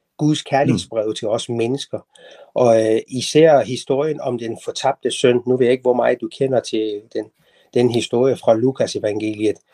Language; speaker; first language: Danish; non-native, fluent; Persian